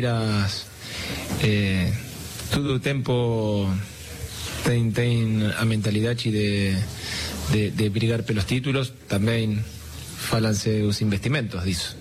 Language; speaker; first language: Portuguese; non-native, learner; Spanish